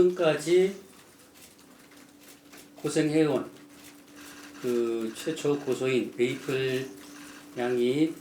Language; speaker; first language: Korean; native; Korean